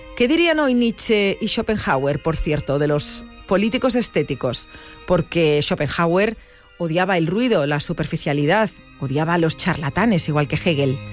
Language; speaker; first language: Spanish; native; Spanish